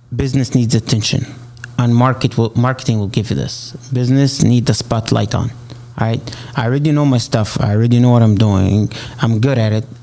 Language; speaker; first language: English; non-native, fluent; Arabic